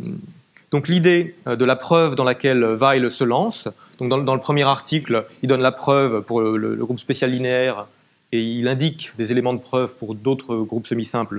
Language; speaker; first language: French; native; French